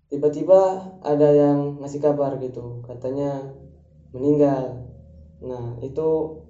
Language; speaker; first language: Indonesian; native; Indonesian